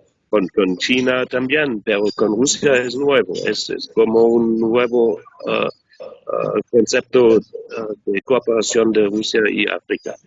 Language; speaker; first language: Spanish; non-native, learner; German